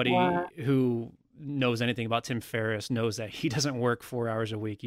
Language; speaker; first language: English; native; English